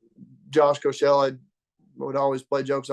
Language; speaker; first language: English; native; English